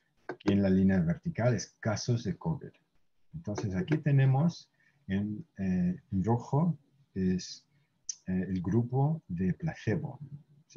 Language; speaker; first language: Spanish; non-native, fluent; English